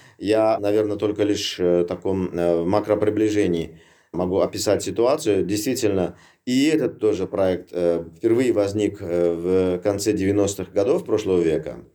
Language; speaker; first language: Russian; non-native, local second language; Uzbek